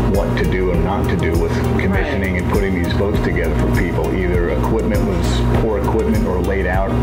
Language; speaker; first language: English; native; English